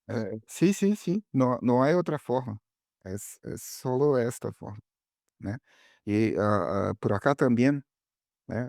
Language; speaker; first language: Spanish; non-native, learner; Portuguese